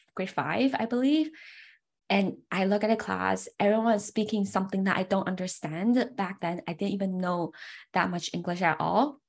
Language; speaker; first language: English; early bilingual, other home language; Chinese